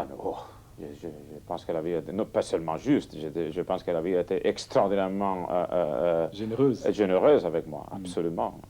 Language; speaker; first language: French; non-native, fluent; Catalan